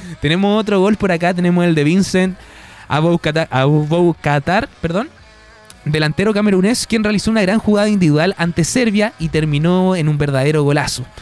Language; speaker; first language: Spanish; native; Spanish